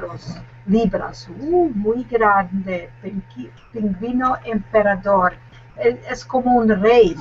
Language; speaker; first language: Spanish; non-native, learner; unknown